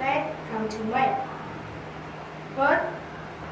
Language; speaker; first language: English; non-native, learner; Vietnamese